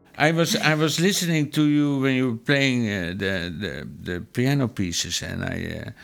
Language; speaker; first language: English; non-native, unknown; Dutch